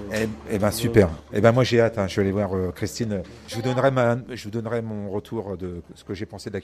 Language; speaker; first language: French; native; French